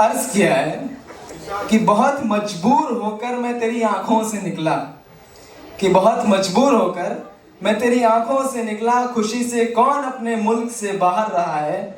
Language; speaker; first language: Hindi; native; Hindi